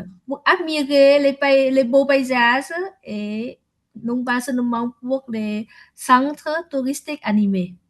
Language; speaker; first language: French; non-native, learner; Vietnamese